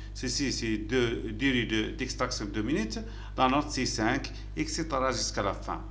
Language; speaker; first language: French; non-native, local second language; Arabic